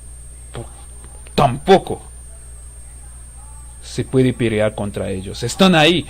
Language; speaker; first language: Spanish; non-native, fluent; Haitian Creole